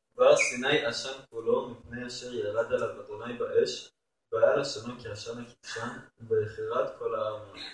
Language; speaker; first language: Hebrew; non-native, fluent; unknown